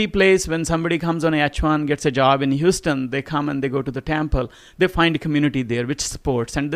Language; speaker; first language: English; non-native, local second language; Punjabi